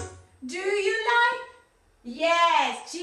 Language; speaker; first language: English; non-native, fluent; Spanish